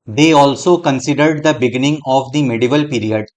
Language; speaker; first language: English; non-native, local second language; Hindi